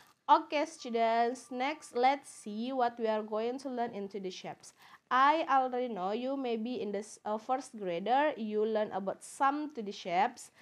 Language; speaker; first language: English; non-native, learner; Indonesian